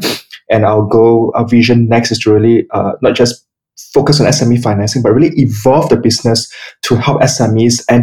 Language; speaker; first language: English; non-native, local second language; Chinese